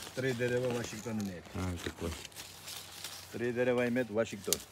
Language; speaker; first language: Russian; non-native, learner; Georgian